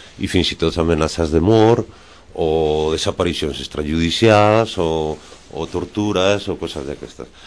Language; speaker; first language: Catalan; non-native, local second language; Spanish